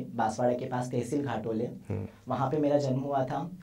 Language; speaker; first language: Hindi; native; Hindi